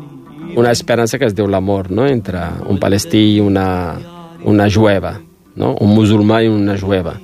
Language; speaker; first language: Catalan; early bilingual, other home language; Riffian